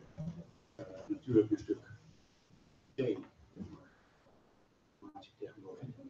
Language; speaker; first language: Dutch; native; Dutch